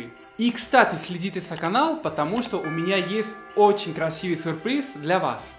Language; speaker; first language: Russian; non-native, fluent; Spanish